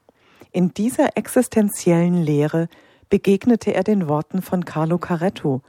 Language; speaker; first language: German; native; German